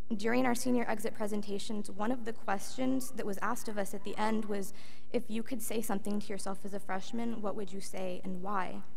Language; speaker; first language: English; early bilingual, other home language; Spanish